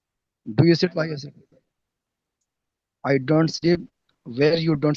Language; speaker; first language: English; non-native, learner; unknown